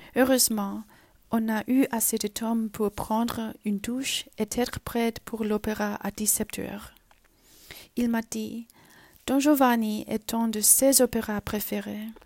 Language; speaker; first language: French; non-native, learner; Chinese